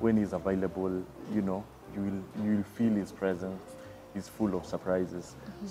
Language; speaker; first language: English; non-native, local second language; Kamba